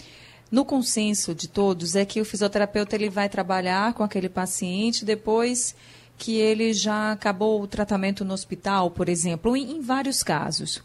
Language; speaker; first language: Portuguese; native; Portuguese